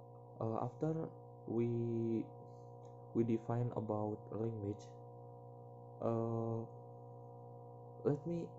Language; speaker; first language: English; non-native, learner; Indonesian